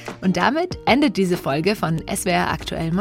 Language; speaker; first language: German; native; German